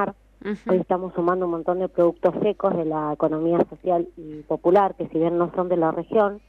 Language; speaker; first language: Spanish; native; Spanish